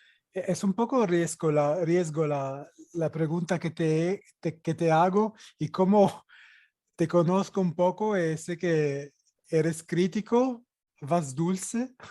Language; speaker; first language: Spanish; non-native, fluent; Italian